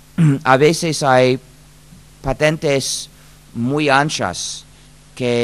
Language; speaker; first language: Spanish; non-native, fluent; English